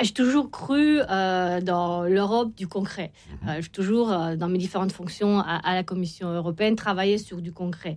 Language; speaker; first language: French; non-native, fluent; Romanian